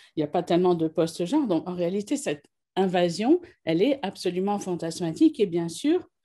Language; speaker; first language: French; native; French